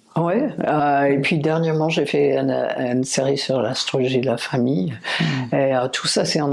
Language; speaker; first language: French; non-native, fluent; English